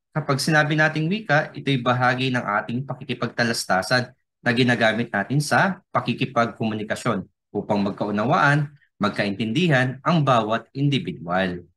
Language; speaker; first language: Filipino; non-native, local second language; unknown